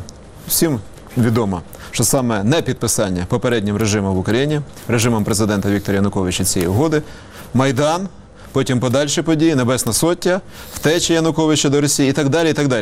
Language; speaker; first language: Ukrainian; native; Ukrainian